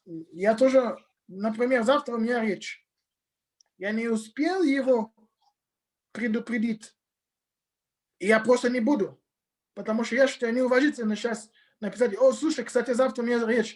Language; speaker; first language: Russian; non-native, fluent; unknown